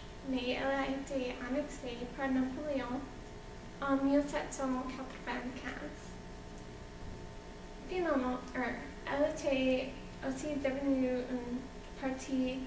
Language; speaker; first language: French; non-native, learner; English